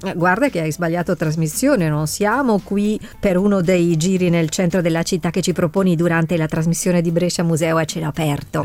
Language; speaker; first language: Italian; native; Italian